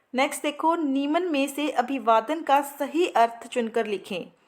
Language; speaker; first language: Hindi; non-native, local second language; Punjabi